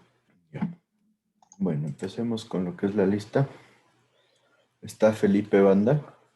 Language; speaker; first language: Spanish; native; Spanish